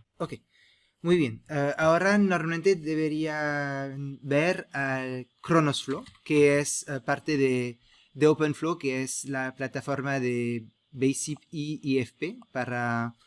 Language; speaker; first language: Spanish; non-native, fluent; French